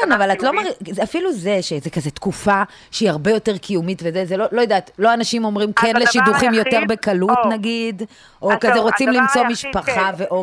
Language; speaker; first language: Hebrew; native; Hebrew